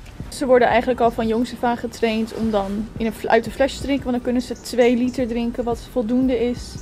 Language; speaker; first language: Dutch; native; Dutch